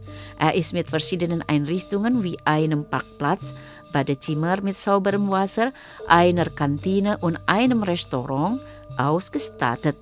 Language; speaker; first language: German; non-native, fluent; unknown